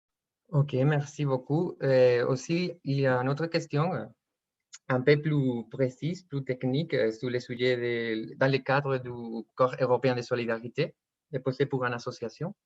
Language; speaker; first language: French; non-native, fluent; Spanish